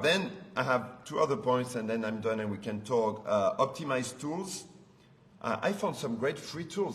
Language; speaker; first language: English; non-native, fluent; French